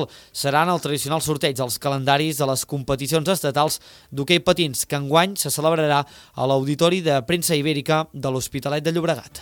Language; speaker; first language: Catalan; native; Catalan